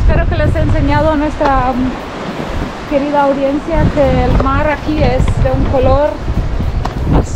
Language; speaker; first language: Spanish; non-native, fluent; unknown